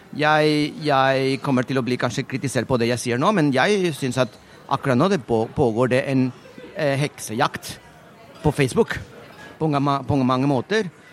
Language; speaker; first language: Norwegian; non-native, fluent; Spanish